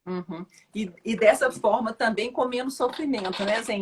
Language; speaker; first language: Portuguese; native; Portuguese